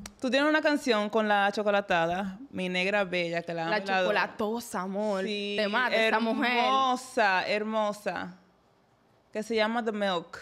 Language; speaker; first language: Spanish; native; Spanish